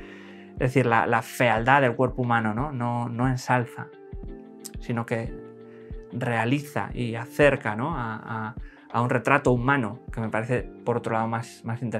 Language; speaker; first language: Spanish; native; Spanish